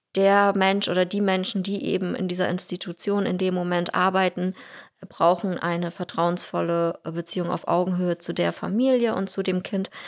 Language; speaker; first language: German; early bilingual, other home language; Russian